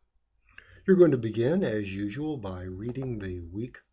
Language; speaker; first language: English; native; English